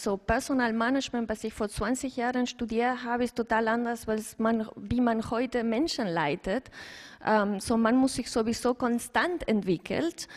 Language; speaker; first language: German; non-native, fluent; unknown